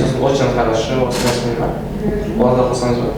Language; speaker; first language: Russian; non-native, local second language; Kazakh